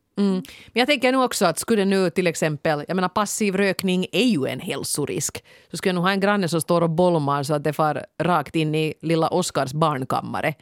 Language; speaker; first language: Swedish; native; Swedish